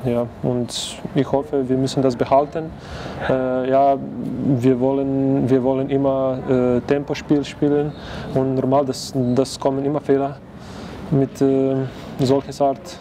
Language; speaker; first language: German; non-native, fluent; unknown